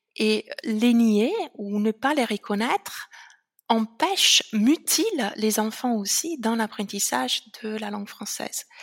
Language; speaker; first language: French; non-native, fluent; Italian